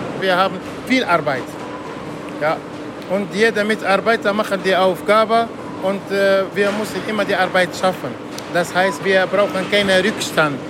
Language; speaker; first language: German; non-native, learner; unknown